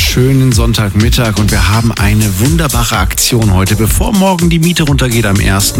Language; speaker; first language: German; native; German